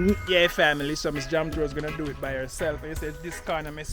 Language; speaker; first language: English; native; English